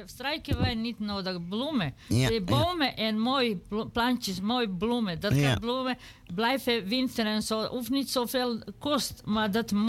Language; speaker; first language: Dutch; non-native, learner; Serbian